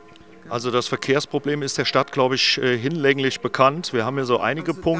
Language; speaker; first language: German; native; German